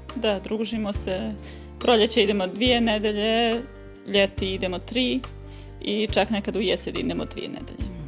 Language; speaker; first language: Bosnian; native; Bosnian